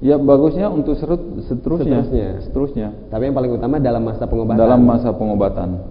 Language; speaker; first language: Malay; native; Malay